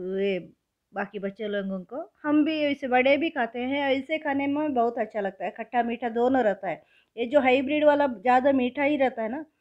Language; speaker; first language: Hindi; non-native, local second language; Kannada